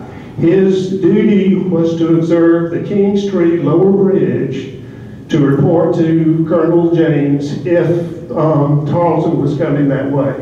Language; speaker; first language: English; native; English